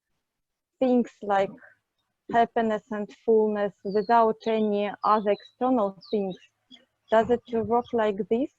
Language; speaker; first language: English; non-native, fluent; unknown